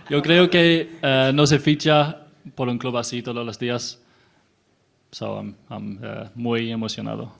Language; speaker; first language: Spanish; non-native, learner; English